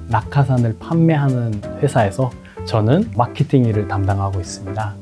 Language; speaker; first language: Korean; non-native, fluent; Nepali